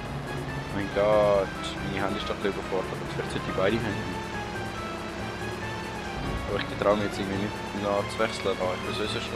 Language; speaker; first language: German; native; German